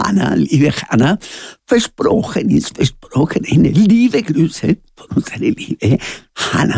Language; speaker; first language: German; non-native, learner; Spanish